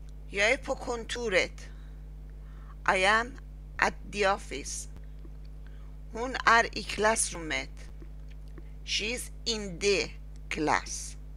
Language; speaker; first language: Swedish; non-native, fluent; Persian